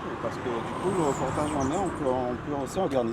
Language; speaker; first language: French; native; French